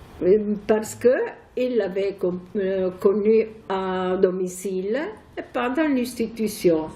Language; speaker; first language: French; non-native, fluent; Italian